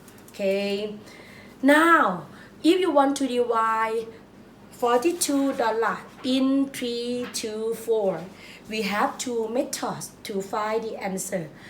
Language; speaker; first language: English; non-native, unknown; Thai